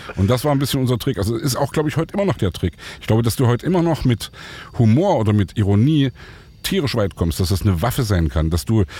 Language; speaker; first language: German; native; German